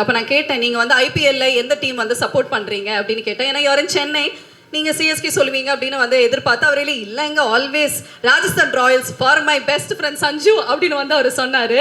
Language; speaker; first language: Tamil; native; Tamil